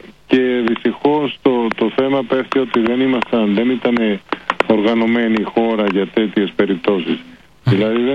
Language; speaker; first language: Greek; early bilingual, heritage; Greek